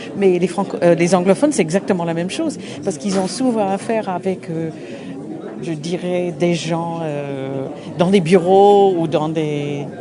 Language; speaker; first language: French; non-native, fluent; English